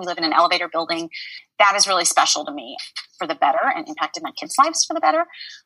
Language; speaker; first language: English; native; English